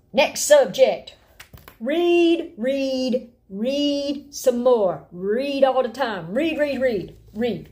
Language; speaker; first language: English; native; English